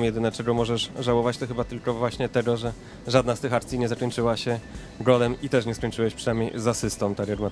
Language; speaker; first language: Polish; native; Polish